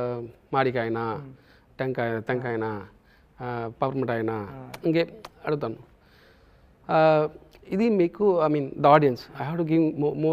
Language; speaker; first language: Telugu; non-native, local second language; Tamil